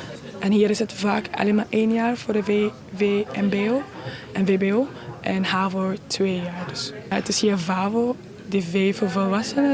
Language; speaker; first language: Dutch; non-native, fluent; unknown